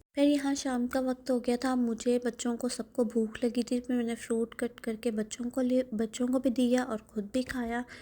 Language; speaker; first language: Urdu; native; Urdu